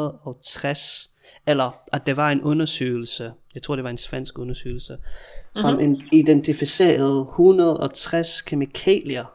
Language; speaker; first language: Danish; non-native, fluent; English